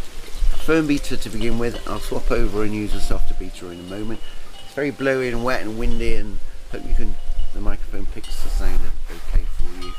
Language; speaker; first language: English; native; English